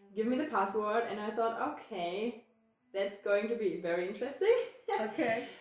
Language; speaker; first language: English; non-native, fluent; German